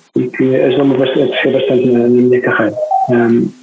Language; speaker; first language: Portuguese; native; Portuguese